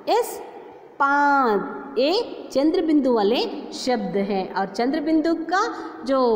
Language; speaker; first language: Hindi; non-native, local second language; Kannada